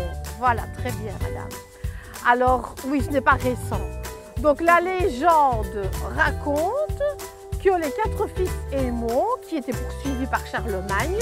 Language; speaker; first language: French; native; French